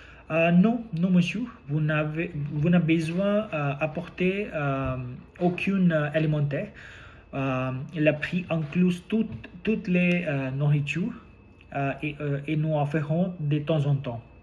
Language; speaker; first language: French; non-native, learner; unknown